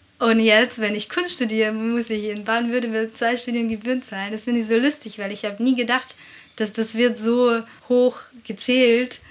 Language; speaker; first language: German; non-native, fluent; Latvian